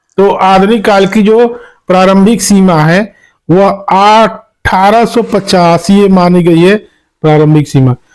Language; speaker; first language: Hindi; native; Hindi